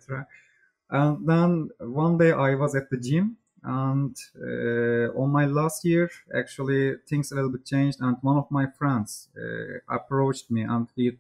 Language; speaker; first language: English; non-native, fluent; Turkish